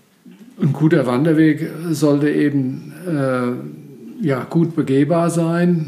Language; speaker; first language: German; native; German